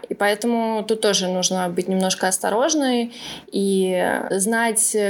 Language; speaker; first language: Russian; native; Russian